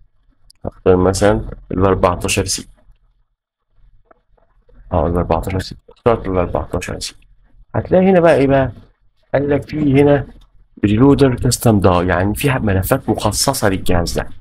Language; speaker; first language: Arabic; native; Arabic